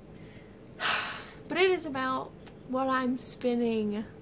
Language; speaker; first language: English; native; English